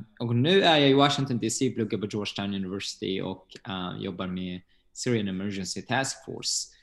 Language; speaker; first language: Swedish; non-native, fluent; Arabic